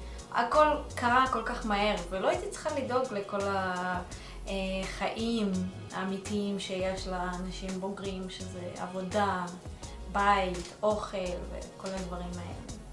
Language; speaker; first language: Hebrew; early bilingual, other home language; Russian